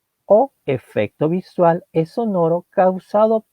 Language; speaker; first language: Portuguese; non-native, learner; Spanish